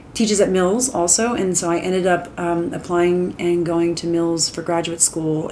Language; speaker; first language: English; native; English